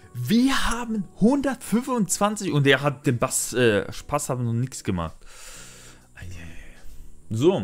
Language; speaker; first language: German; non-native, learner; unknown